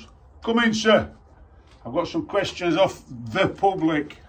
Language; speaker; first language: English; native; English